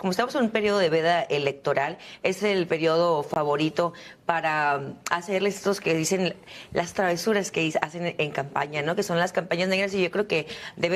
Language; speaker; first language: Spanish; native; Spanish